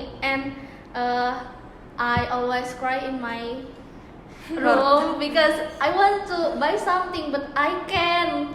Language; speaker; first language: English; non-native, learner; Indonesian